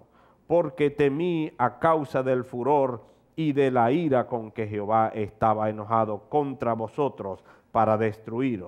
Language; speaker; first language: Spanish; native; Spanish